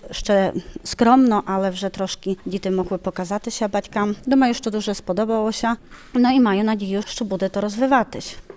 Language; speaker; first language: Ukrainian; early bilingual, heritage; Ukrainian